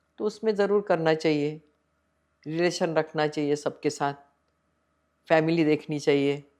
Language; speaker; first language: Hindi; non-native, local second language; Marathi